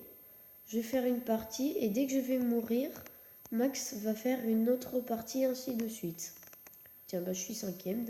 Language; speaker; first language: French; native; French